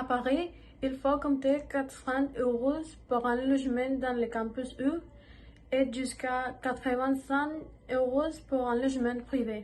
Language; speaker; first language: French; non-native, learner; Spanish